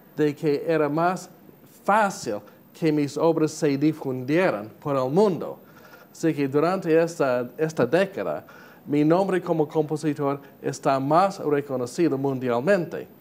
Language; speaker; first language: Spanish; non-native, fluent; English